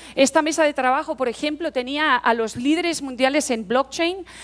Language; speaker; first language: Spanish; native; Spanish